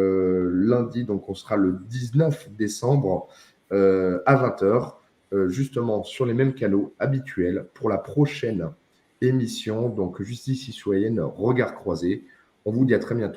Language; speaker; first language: French; native; French